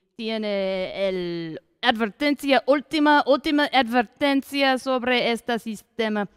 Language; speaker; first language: Spanish; non-native, learner; English